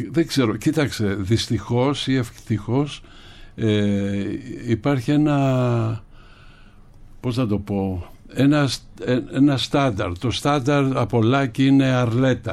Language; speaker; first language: Greek; native; Greek